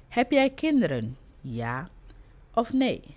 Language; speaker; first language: Dutch; non-native, fluent; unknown